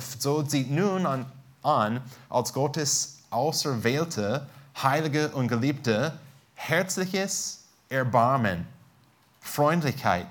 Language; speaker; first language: German; non-native, fluent; English